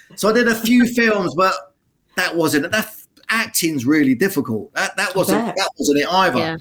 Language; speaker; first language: English; native; English